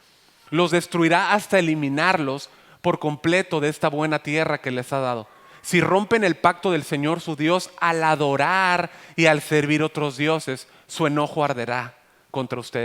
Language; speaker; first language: Spanish; native; Spanish